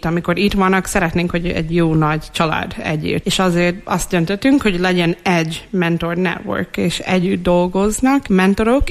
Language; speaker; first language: Hungarian; non-native, fluent; English